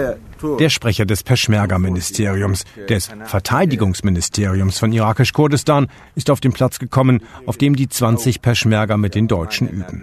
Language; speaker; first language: German; native; German